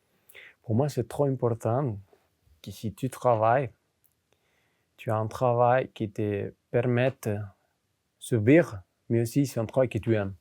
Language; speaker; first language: French; non-native, fluent; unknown